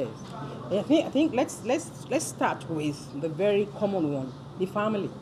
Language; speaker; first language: English; non-native, local second language; Yoruba